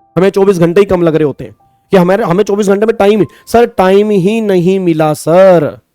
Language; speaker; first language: Hindi; native; Hindi